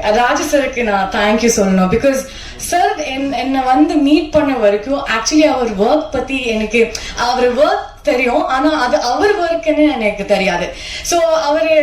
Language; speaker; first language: Tamil; non-native, learner; Kannada